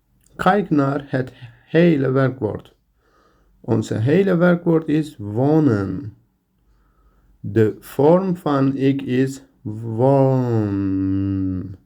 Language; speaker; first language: Dutch; non-native, learner; Turkish